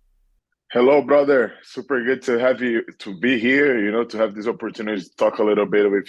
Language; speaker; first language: English; non-native, fluent; Portuguese